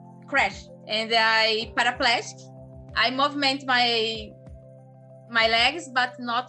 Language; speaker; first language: English; non-native, learner; Portuguese